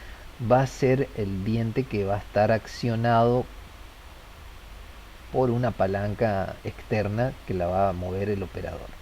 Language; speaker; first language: Spanish; native; Spanish